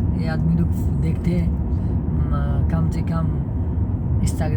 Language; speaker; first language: Hindi; non-native, learner; Tajik